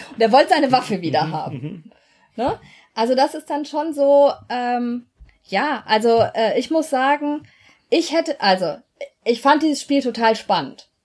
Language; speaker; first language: German; native; German